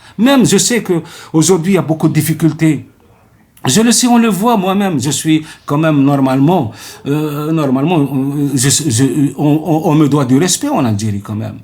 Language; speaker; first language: French; non-native, local second language; Arabic